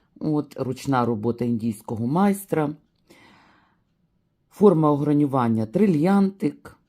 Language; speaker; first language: Ukrainian; native; Ukrainian